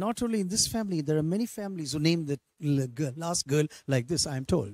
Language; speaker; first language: English; non-native, local second language; Tamil